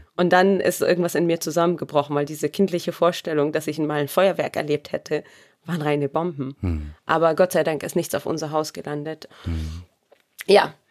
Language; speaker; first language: German; early bilingual, other home language; Arabic